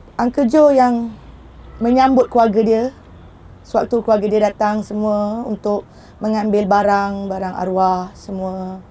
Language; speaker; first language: Malay; native; Malay